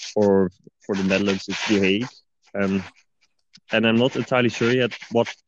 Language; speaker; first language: English; non-native, fluent; Dutch